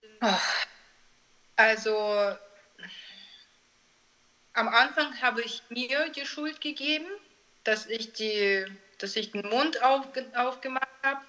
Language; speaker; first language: German; non-native, fluent; Russian